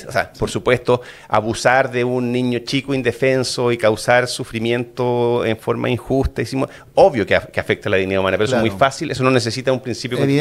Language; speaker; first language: Spanish; native; Spanish